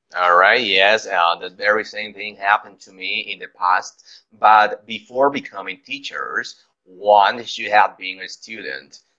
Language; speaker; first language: English; non-native, fluent; Spanish